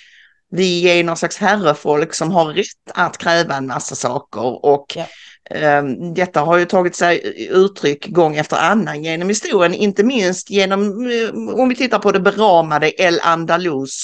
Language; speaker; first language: Swedish; native; Swedish